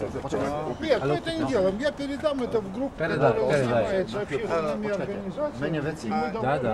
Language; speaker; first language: Russian; native; Russian